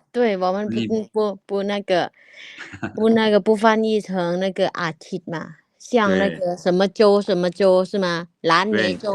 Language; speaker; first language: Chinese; non-native, fluent; Lao